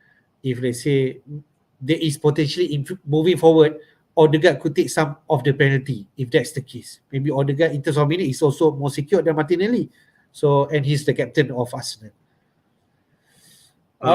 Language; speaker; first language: English; non-native, local second language; Malay